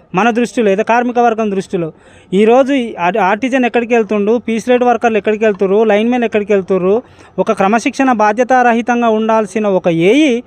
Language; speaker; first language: Telugu; native; Telugu